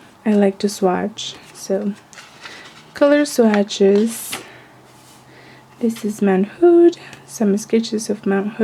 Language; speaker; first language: English; non-native, fluent; Spanish